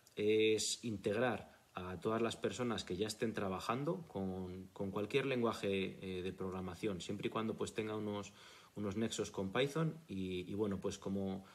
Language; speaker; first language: Spanish; native; Spanish